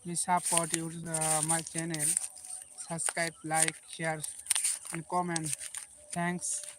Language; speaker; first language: English; non-native, local second language; Bangla